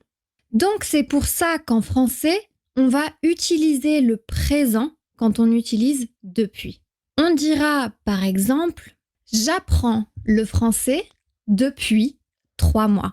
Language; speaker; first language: French; native; French